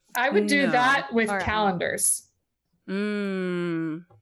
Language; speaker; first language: English; native; English